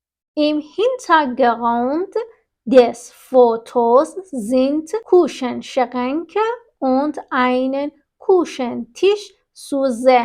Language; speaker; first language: German; non-native, fluent; Persian